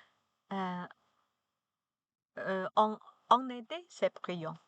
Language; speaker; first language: French; non-native, learner; Chinese